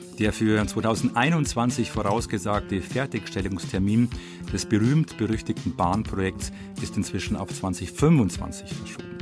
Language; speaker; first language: German; native; German